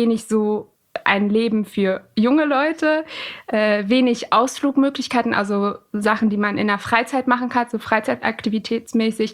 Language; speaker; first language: German; early bilingual, other home language; Persian